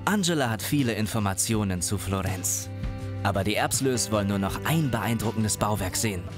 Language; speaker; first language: German; native; German